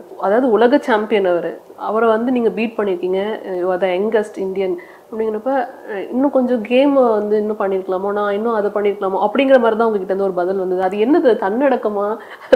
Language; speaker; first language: Tamil; native; Tamil